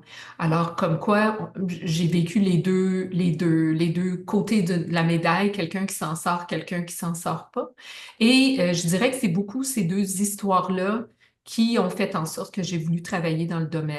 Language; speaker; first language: French; native; French